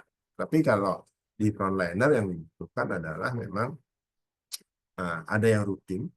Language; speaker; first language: Indonesian; native; Indonesian